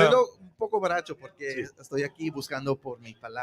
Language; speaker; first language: Spanish; early bilingual, heritage; English